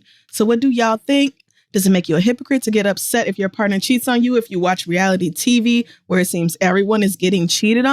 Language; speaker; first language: English; native; English